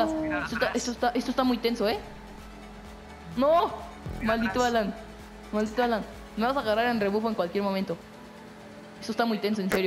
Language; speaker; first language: Spanish; native; Spanish